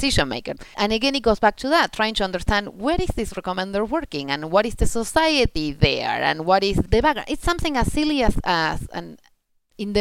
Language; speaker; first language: English; non-native, fluent; Spanish